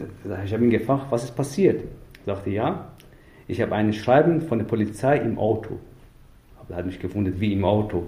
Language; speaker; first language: German; non-native, fluent; Persian